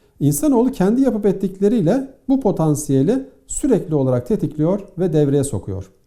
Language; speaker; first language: Turkish; native; Turkish